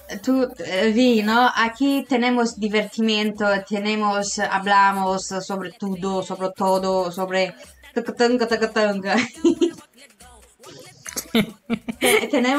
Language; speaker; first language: Spanish; non-native, learner; Italian